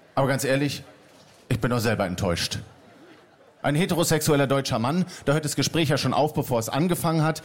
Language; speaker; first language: German; native; German